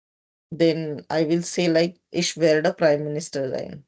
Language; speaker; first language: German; non-native, learner; Hindi